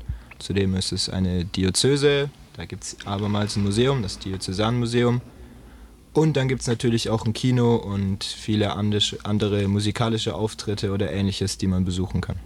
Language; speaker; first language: German; native; German